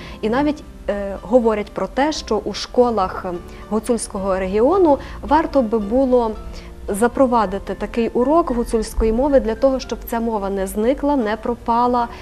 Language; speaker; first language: Ukrainian; native; Ukrainian